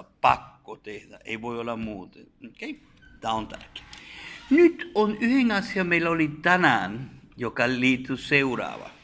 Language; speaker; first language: Finnish; non-native, fluent; Spanish